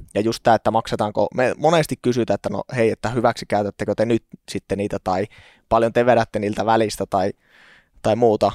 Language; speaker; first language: Finnish; native; Finnish